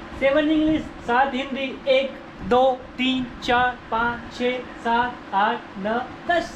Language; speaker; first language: Hindi; native; Hindi